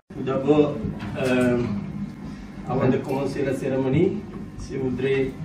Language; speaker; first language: French; non-native, learner; Sinhala